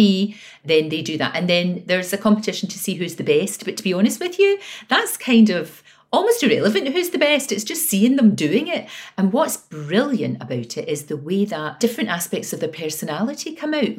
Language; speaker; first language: English; native; English